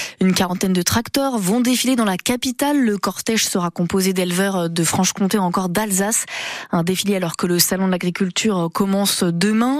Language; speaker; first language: French; native; French